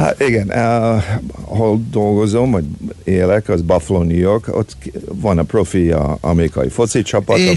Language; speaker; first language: Hungarian; early bilingual, heritage; Hungarian